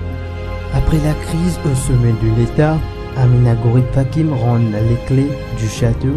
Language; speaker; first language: French; non-native, local second language; Morisyen